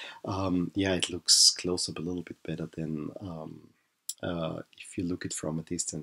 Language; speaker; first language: English; non-native, fluent; German